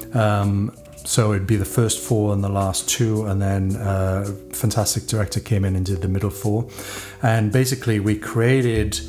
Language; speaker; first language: English; native; English